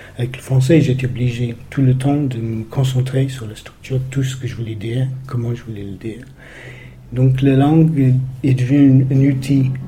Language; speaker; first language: French; non-native, fluent; English